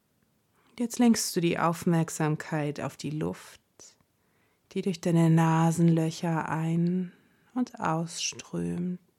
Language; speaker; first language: German; native; German